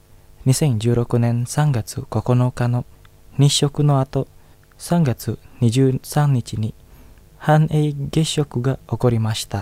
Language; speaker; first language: Japanese; non-native, fluent; Indonesian